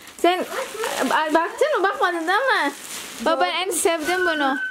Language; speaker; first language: Turkish; non-native, learner; Indonesian